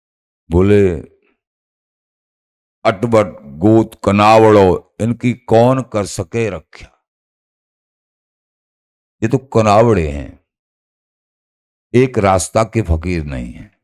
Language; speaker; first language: Hindi; native; Hindi